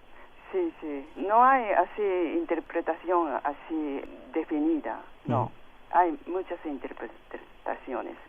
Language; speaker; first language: Spanish; non-native, fluent; Japanese